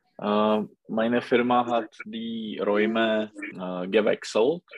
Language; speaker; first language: German; non-native, learner; Czech